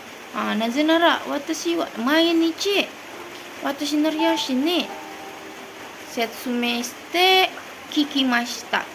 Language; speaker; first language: Japanese; non-native, learner; Indonesian